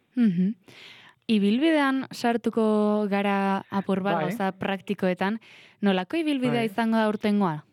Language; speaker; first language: Basque; native; Basque